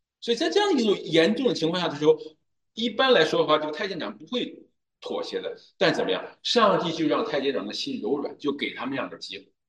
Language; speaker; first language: Chinese; native; Chinese